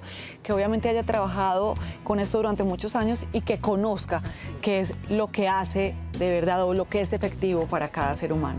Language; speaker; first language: Spanish; native; Spanish